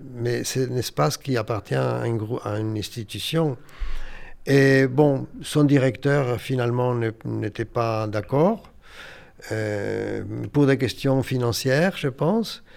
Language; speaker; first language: French; non-native, fluent; Yiddish